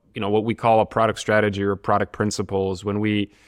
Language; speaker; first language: English; non-native, fluent; Bulgarian